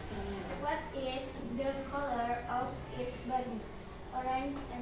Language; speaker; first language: English; non-native, learner; Indonesian